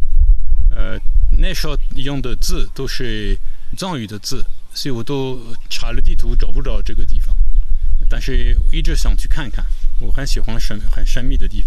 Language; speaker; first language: Chinese; non-native, fluent; French